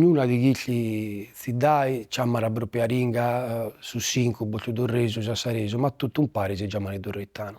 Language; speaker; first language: Italian; native; Italian